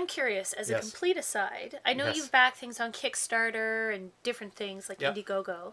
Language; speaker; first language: English; native; English